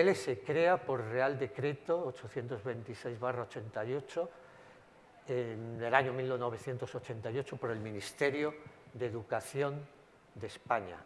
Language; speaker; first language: Spanish; native; Spanish